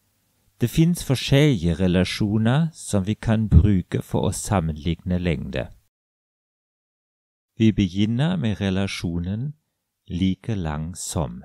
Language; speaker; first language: Norwegian; non-native, fluent; German